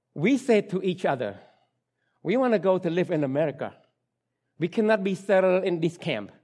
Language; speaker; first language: English; non-native, fluent; Khmer